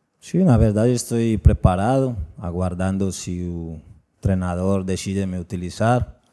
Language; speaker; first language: Portuguese; non-native, learner; Spanish